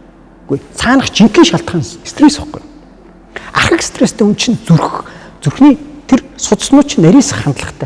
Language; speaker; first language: Mongolian; native; Mongolian